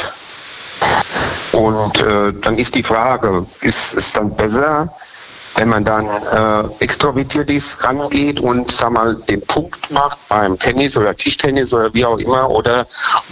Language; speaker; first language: German; native; German